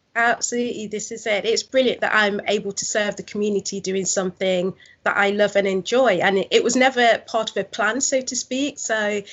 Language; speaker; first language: English; native; English